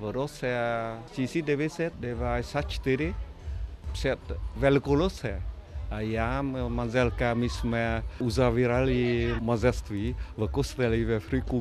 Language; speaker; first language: Czech; non-native, learner; Vietnamese